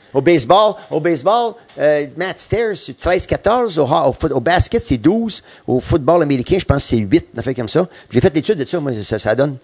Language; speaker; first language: French; non-native, local second language; English